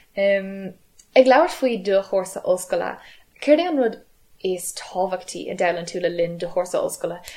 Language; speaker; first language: Irish; non-native, local second language; English